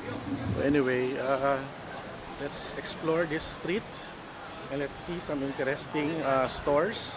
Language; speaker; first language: English; non-native, local second language; Filipino